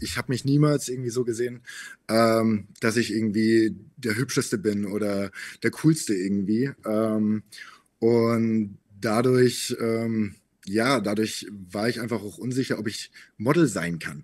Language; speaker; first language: German; native; German